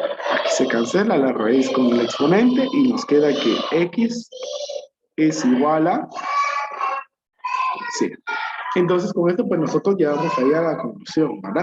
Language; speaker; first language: Spanish; native; Spanish